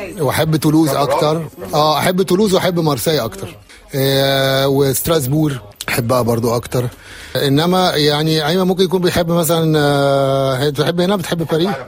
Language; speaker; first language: Egyptian Arabic; native; Egyptian Arabic